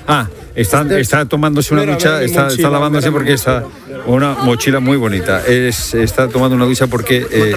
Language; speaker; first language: Spanish; native; Spanish